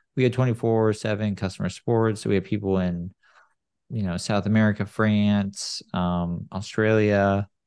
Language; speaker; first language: English; native; English